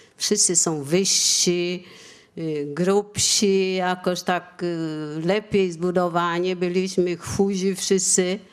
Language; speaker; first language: Polish; non-native, fluent; Vietnamese